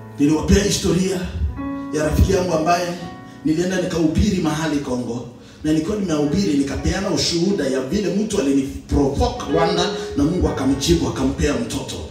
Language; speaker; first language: Swahili; native; Swahili